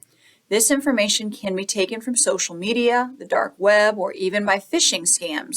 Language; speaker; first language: English; native; English